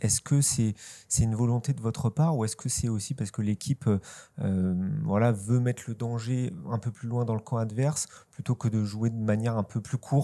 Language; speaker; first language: French; native; French